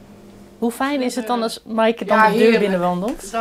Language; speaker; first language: Dutch; native; Dutch